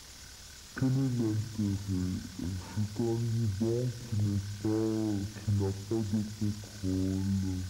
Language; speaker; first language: French; non-native, local second language; Arabic